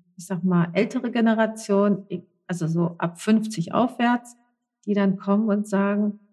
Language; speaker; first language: German; native; German